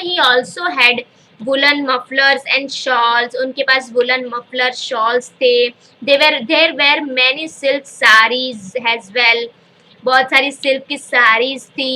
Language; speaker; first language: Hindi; native; Hindi